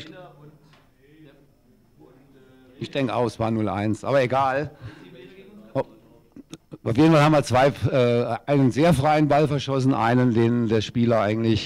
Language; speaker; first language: German; native; German